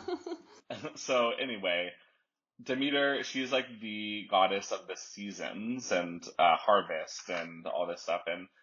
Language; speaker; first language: English; native; English